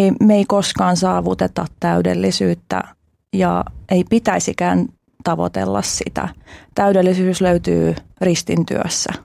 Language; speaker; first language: Finnish; early bilingual, other home language; Albanian